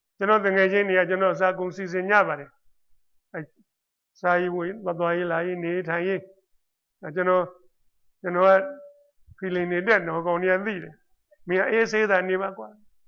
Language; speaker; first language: Burmese; native; Burmese